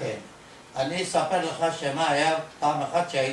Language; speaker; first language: Hebrew; non-native, fluent; Ladino